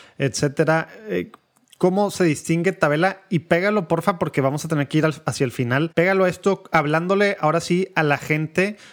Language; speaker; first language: Spanish; native; Spanish